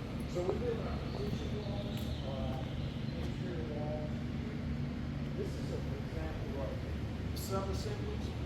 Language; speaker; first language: English; native; English